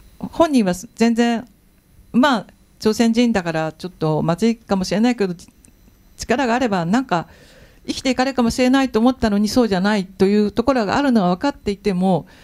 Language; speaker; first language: Japanese; native; Japanese